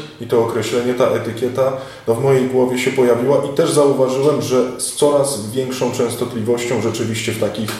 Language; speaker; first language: Polish; native; Polish